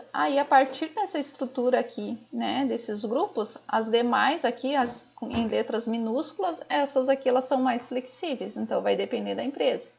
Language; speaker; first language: Portuguese; native; Portuguese